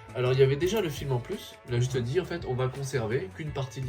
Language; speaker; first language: French; native; French